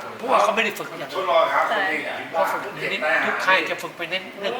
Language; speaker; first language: Thai; native; Thai